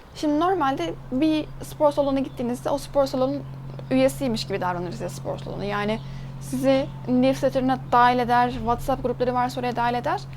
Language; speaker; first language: Turkish; native; Turkish